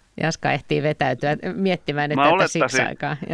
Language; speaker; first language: Finnish; native; Finnish